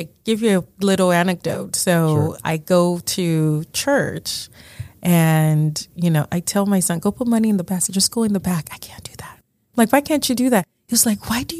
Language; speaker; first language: English; early bilingual, other home language; Yoruba